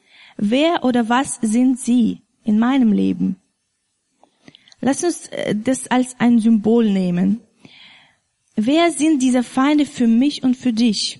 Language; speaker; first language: German; non-native, fluent; Russian